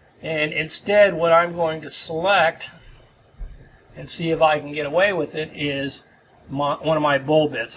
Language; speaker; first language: English; native; English